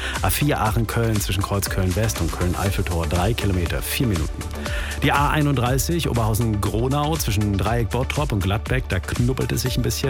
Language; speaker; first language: German; native; German